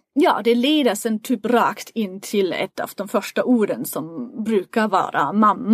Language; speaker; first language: Swedish; non-native, fluent; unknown